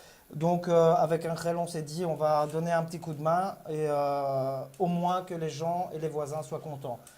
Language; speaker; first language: French; native; French